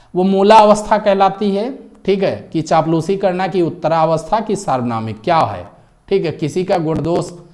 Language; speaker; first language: Hindi; native; Hindi